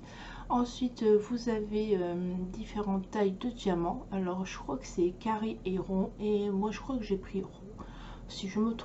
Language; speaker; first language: French; native; French